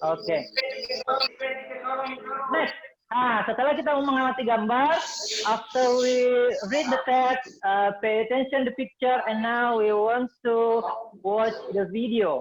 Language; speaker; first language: English; non-native, fluent; Indonesian